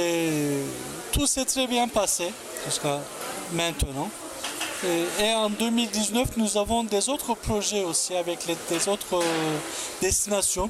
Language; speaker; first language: French; non-native, local second language; Arabic